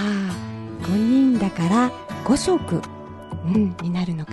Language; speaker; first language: Japanese; native; Japanese